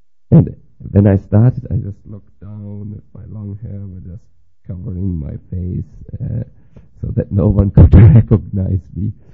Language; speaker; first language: English; non-native, fluent; German